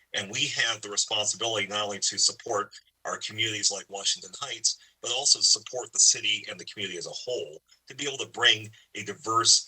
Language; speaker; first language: English; native; English